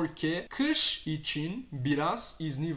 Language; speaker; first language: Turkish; non-native, fluent; Portuguese